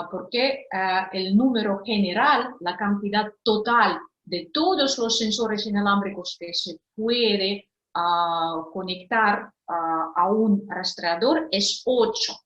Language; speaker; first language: Spanish; non-native, fluent; Russian